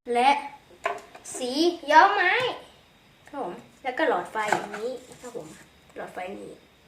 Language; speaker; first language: Thai; native; Thai